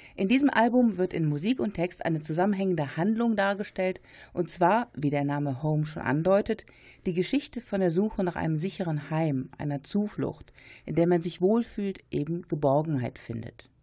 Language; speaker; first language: German; native; German